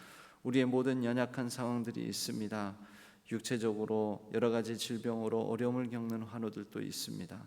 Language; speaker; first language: Korean; native; Korean